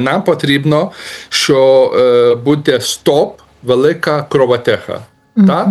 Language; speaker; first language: Ukrainian; non-native, learner; Lithuanian